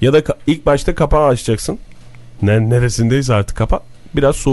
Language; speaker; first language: Turkish; native; Turkish